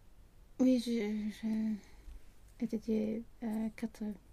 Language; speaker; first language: French; non-native, learner; Swedish